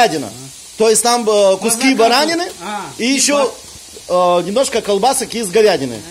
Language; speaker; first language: Russian; native; Russian